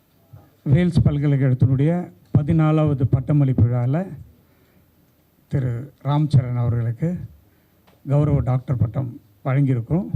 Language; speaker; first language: Tamil; native; Tamil